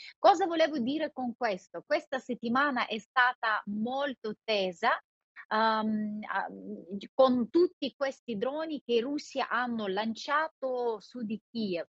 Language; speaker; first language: Italian; non-native, fluent; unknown